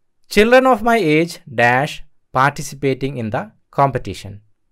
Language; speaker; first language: English; non-native, local second language; Malayalam